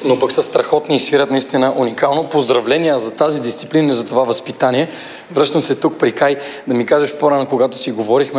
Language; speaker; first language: Bulgarian; native; Bulgarian